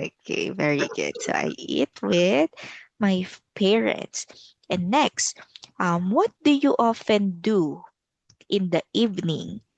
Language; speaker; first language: English; non-native, local second language; Filipino